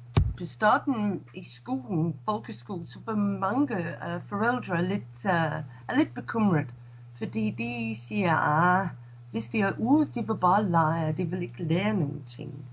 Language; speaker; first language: Danish; non-native, fluent; English